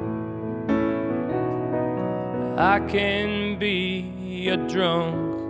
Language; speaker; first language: English; native; English